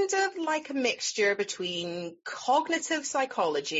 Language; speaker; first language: English; native; English